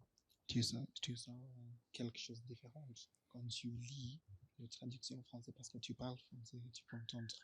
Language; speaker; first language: French; non-native, learner; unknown